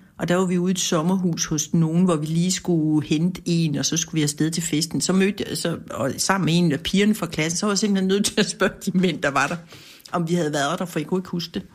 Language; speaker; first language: Danish; native; Danish